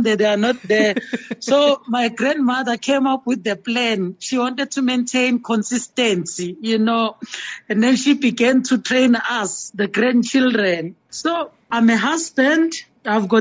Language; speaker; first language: English; non-native, local second language; Zulu